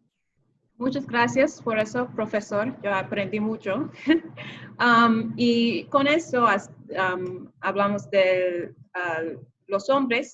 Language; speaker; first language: Spanish; non-native, fluent; English